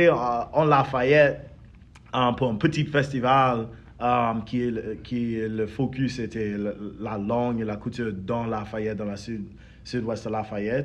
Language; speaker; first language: French; early bilingual, heritage; English